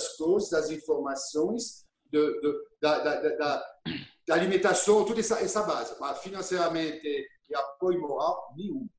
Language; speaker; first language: Portuguese; non-native, fluent; French